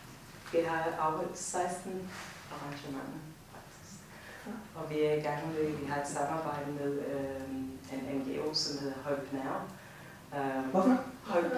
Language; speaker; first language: Danish; non-native, fluent; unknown